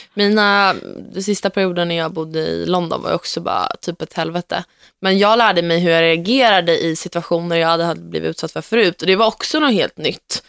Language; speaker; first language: Swedish; native; Swedish